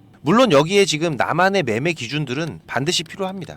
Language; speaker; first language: Korean; native; Korean